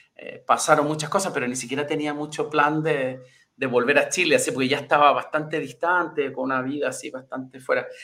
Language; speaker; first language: Spanish; native; Spanish